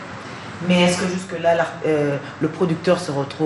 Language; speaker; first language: French; non-native, local second language; Lingala